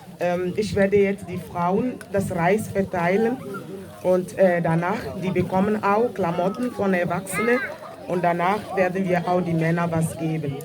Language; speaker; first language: German; non-native, fluent; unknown